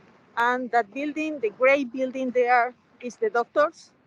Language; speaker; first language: English; non-native, fluent; Spanish